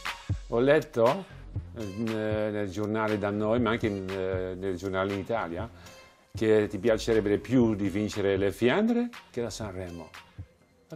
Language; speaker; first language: Italian; non-native, fluent; Dutch